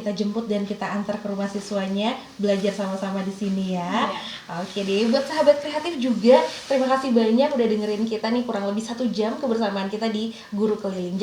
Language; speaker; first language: Indonesian; native; Indonesian